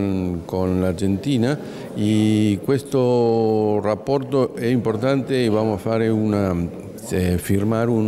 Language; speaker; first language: Italian; non-native, learner; Spanish